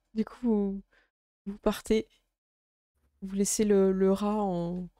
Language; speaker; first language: French; native; French